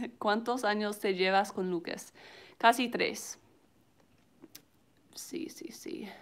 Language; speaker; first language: Spanish; non-native, learner; English